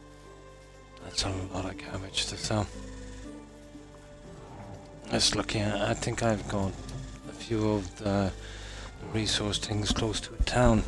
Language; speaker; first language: English; native; English